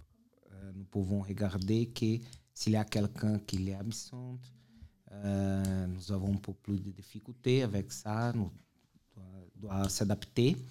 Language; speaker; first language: French; non-native, fluent; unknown